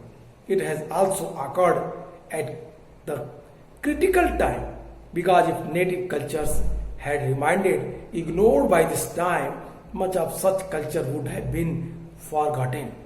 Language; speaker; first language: English; non-native, local second language; Hindi